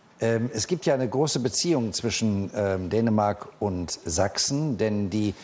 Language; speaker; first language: German; native; German